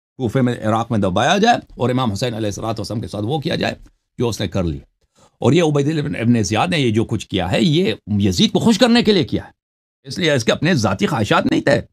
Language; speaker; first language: Urdu; non-native, local second language; Balti